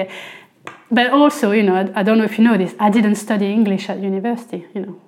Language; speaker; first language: English; non-native, fluent; French